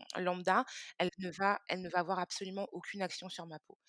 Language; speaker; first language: French; early bilingual, other home language; Hebrew